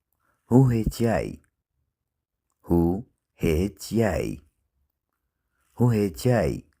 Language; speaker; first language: Dutch; non-native, learner; Kurdish